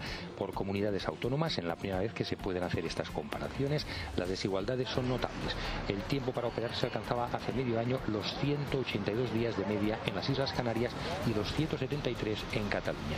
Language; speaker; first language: Spanish; native; Spanish